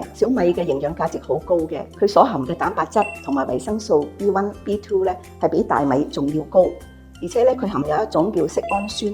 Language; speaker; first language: Cantonese; native; Cantonese